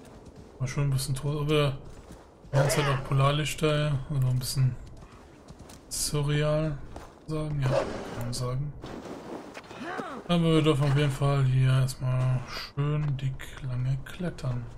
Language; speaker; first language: German; native; German